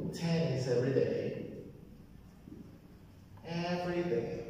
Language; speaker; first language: English; non-native, fluent; Spanish